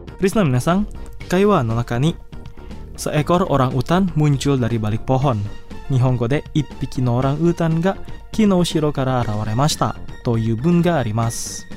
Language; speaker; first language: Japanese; non-native, fluent; Indonesian